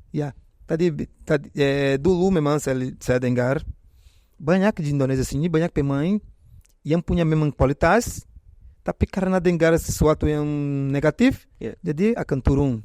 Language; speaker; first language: Indonesian; non-native, fluent; Portuguese